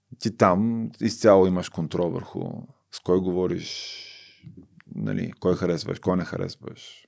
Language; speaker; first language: Bulgarian; native; Bulgarian